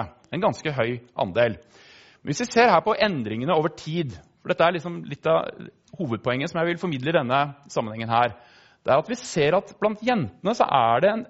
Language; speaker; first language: Norwegian; native; Norwegian